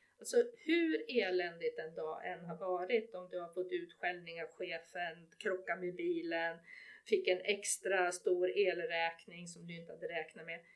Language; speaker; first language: Swedish; native; Swedish